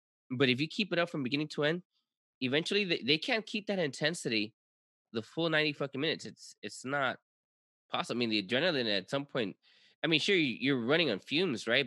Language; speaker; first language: English; early bilingual, other home language; Spanish